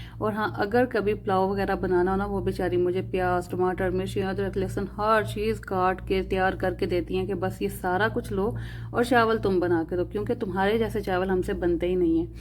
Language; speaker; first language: Urdu; non-native, local second language; Punjabi